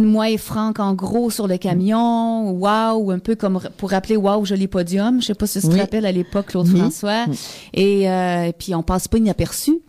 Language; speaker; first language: French; native; French